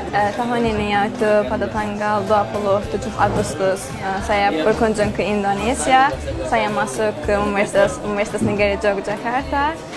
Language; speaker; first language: Indonesian; non-native, learner; Azerbaijani